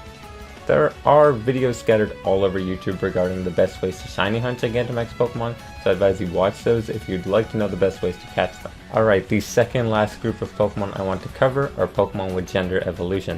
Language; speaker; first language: English; native; English